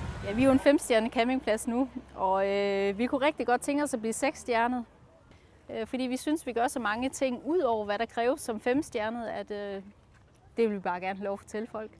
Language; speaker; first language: Danish; native; Danish